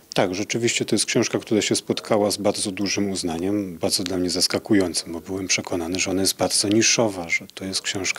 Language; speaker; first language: Polish; native; Polish